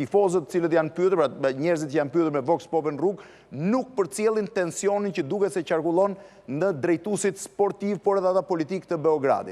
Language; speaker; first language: Albanian; native; Albanian